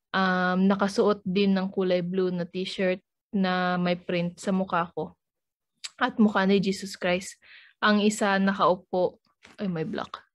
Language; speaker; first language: Filipino; native; Filipino